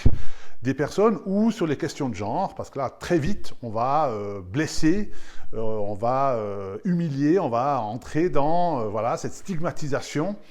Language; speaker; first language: French; native; French